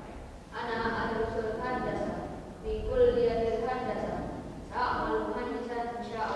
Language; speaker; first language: Arabic; non-native, learner; Indonesian